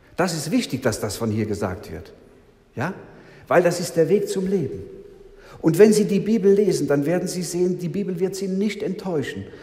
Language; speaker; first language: German; native; German